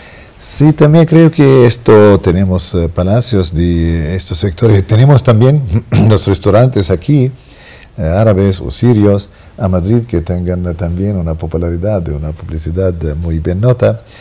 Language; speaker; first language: Spanish; non-native, fluent; Arabic